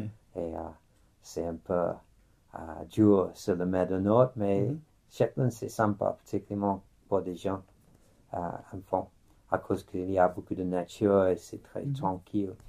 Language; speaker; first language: French; non-native, fluent; English